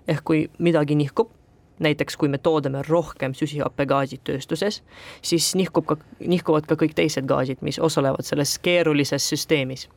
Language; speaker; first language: Estonian; non-native, local second language; Russian